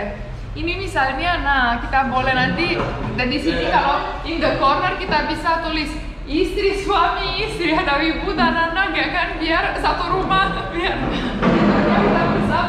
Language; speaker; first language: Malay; non-native, fluent; English